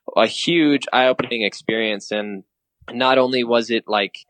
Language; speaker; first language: English; native; English